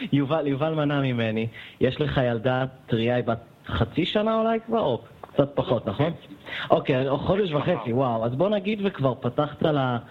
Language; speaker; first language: Hebrew; native; Hebrew